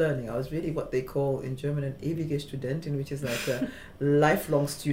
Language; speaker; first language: English; non-native, local second language; Luo (Kenya and Tanzania)